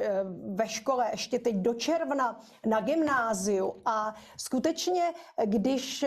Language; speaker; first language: Czech; native; Czech